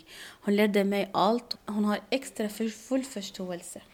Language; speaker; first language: Swedish; non-native, learner; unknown